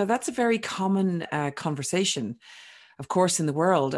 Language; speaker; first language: English; native; English